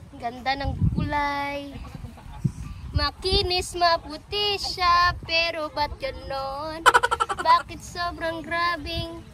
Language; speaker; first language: Filipino; non-native, local second language; Cebuano